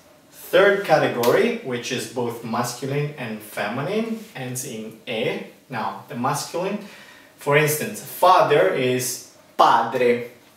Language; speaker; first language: English; non-native, fluent; Italian